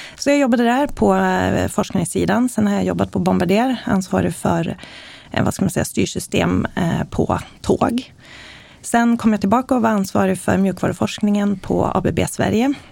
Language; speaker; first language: Swedish; native; Swedish